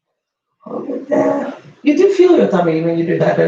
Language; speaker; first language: English; native; English